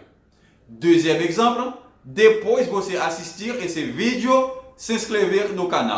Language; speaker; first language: Portuguese; non-native, learner; Haitian Creole